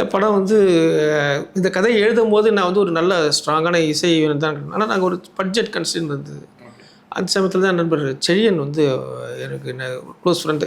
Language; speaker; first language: Tamil; native; Tamil